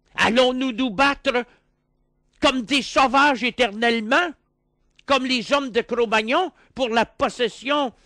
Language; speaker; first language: French; native; French